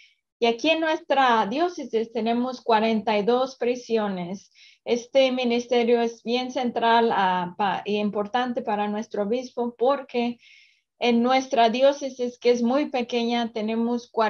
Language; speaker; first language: Spanish; early bilingual, other home language; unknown